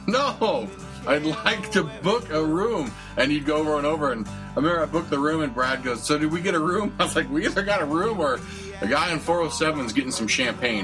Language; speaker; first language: English; native; English